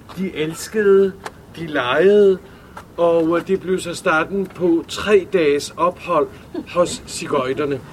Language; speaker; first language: Danish; early bilingual, other home language; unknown